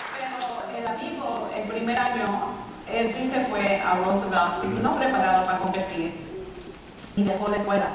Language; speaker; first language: Spanish; early bilingual, heritage; Spanish